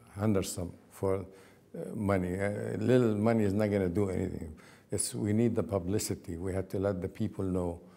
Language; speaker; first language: English; non-native, fluent; Arabic